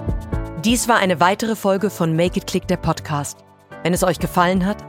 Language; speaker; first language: German; native; German